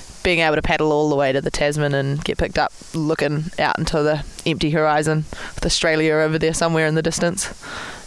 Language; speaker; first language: English; native; English